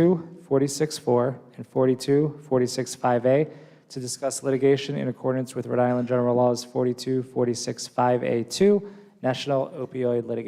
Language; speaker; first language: English; native; English